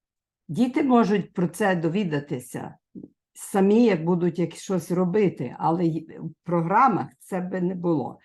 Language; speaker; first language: Ukrainian; early bilingual, heritage; Ukrainian